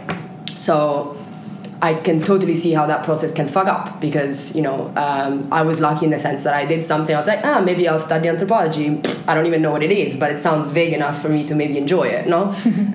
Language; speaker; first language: English; non-native, fluent; Italian